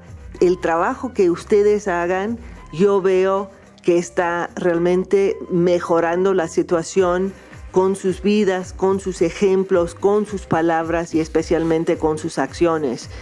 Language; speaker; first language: Spanish; non-native, fluent; English